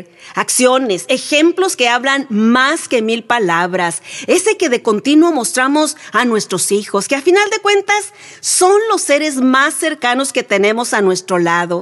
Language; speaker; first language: Spanish; native; Spanish